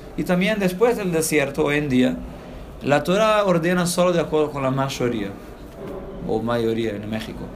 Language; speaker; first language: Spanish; non-native, fluent; Portuguese